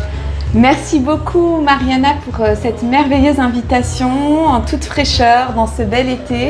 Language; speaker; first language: French; native; French